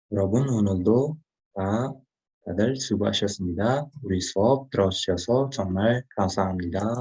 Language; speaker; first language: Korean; non-native, fluent; Uzbek